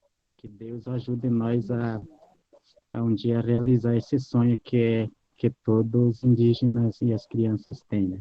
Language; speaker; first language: Portuguese; non-native, local second language; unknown